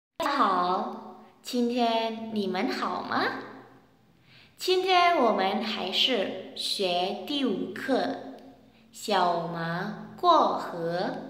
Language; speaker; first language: Chinese; non-native, fluent; Indonesian